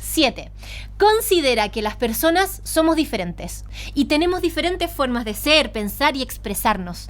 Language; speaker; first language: Spanish; native; Spanish